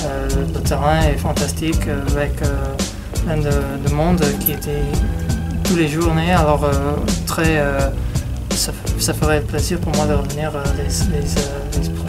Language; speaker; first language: French; non-native, fluent; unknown